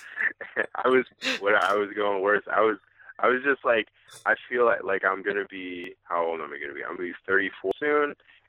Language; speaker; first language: English; native; English